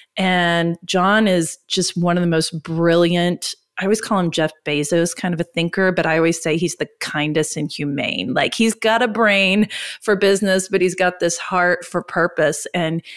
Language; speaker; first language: English; native; English